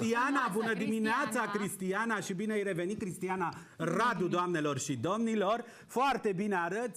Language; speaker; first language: Romanian; native; Romanian